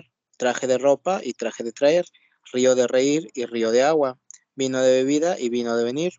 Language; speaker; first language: Spanish; native; Spanish